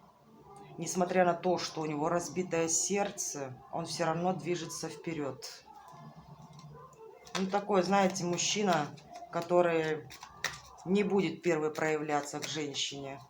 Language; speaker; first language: Russian; native; Russian